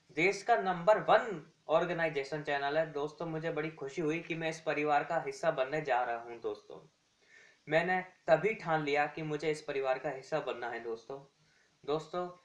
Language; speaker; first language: Hindi; native; Hindi